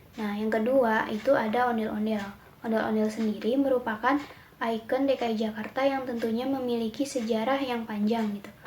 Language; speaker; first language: Indonesian; native; Indonesian